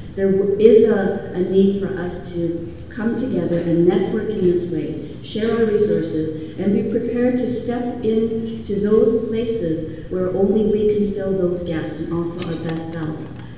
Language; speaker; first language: English; early bilingual, other home language; Korean